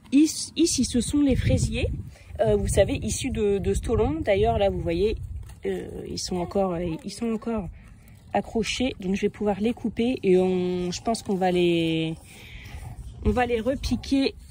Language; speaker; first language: French; native; French